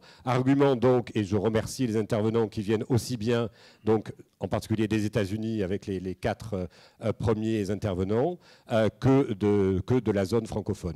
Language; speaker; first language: French; native; French